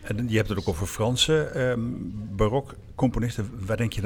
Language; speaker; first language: Dutch; native; Dutch